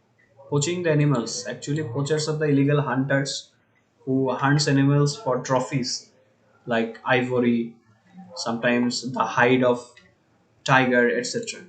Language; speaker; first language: English; non-native, local second language; Bangla